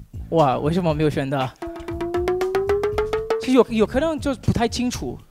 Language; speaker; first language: Chinese; non-native, fluent; Haitian Creole